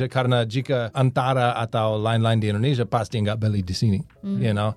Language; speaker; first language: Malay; non-native, learner; English